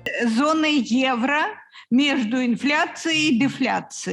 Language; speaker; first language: Russian; native; Russian